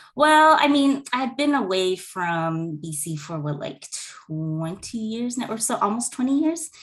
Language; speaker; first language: English; native; English